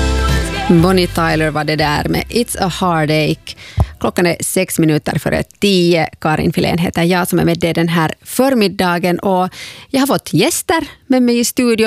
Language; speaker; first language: Swedish; native; Swedish